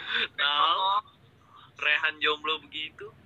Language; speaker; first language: Indonesian; native; Indonesian